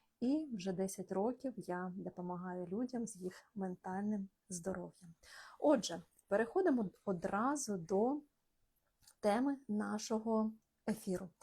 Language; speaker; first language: Ukrainian; non-native, local second language; Russian